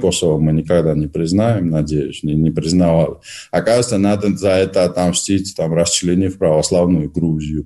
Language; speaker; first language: Russian; non-native, local second language; Georgian